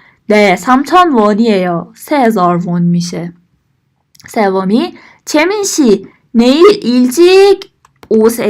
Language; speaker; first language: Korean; non-native, fluent; Persian